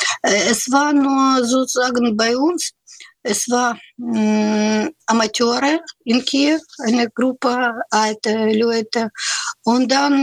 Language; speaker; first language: German; non-native, learner; Russian